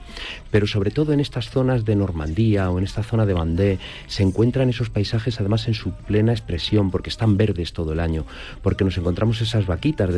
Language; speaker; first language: Spanish; native; Spanish